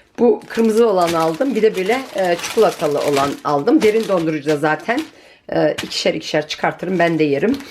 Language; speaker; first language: Turkish; early bilingual, heritage; Turkish